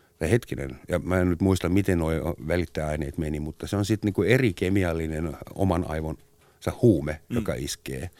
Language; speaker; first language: Finnish; non-native, fluent; German